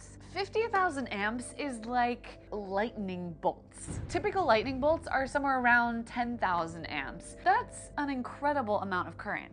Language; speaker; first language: English; native; English